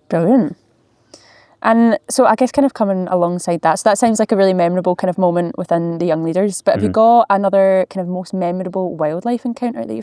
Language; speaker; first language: English; native; English